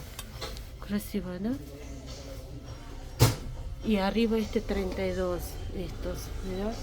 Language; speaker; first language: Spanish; non-native, fluent; Russian